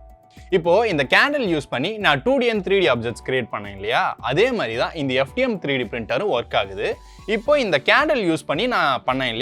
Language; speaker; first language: Tamil; native; Tamil